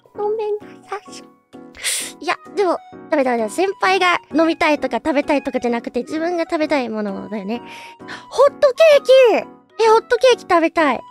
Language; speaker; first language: Japanese; non-native, learner; English